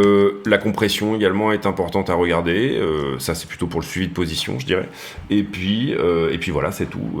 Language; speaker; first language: French; native; French